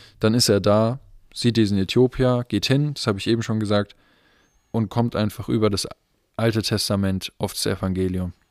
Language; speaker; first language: German; native; German